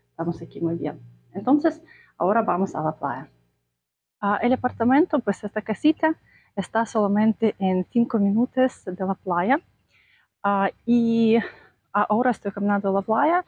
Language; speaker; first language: Spanish; non-native, fluent; Russian